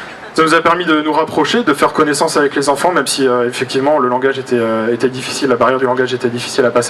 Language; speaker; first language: French; native; French